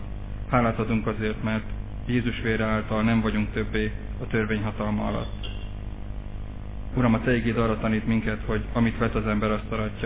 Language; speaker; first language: Hungarian; native; Hungarian